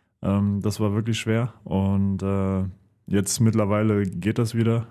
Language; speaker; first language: German; native; German